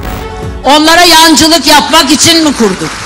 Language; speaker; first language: Turkish; native; Turkish